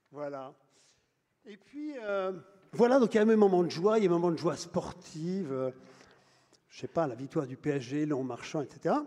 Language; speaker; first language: French; native; French